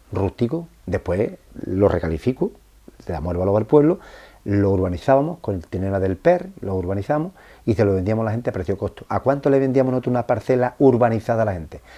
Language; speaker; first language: Spanish; native; Spanish